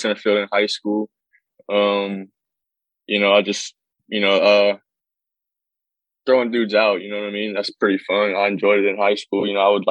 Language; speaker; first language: English; native; English